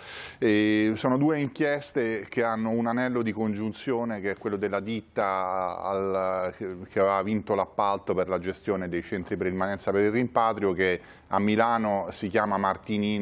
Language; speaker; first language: Italian; native; Italian